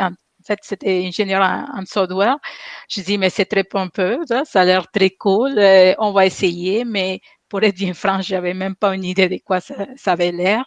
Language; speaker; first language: French; non-native, fluent; Spanish